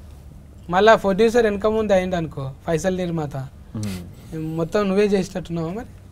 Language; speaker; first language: Telugu; native; Telugu